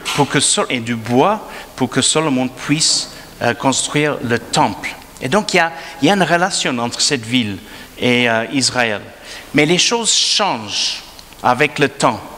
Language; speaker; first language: French; non-native, fluent; English